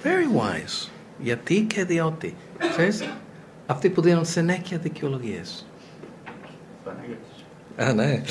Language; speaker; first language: Greek; non-native, learner; English